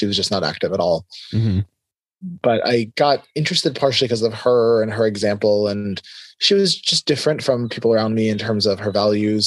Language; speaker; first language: English; native; English